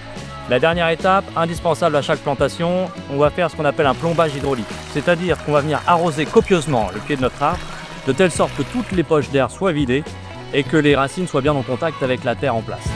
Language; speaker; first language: French; native; French